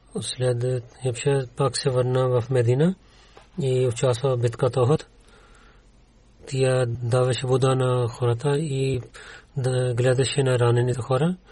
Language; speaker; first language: Bulgarian; non-native, learner; Urdu